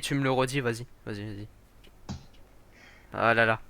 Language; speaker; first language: French; native; French